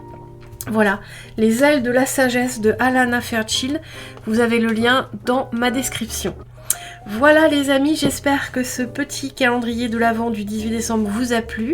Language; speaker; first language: French; native; French